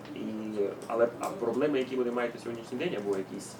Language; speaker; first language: Ukrainian; non-native, fluent; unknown